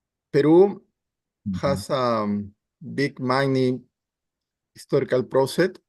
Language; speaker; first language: English; non-native, learner; Spanish